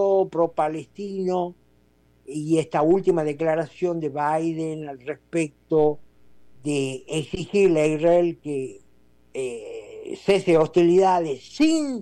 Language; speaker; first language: Spanish; native; Spanish